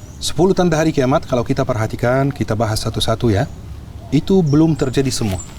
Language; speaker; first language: Indonesian; non-native, fluent; Arabic